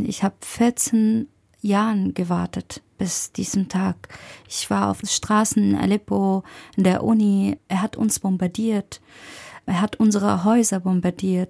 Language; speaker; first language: German; non-native, fluent; Arabic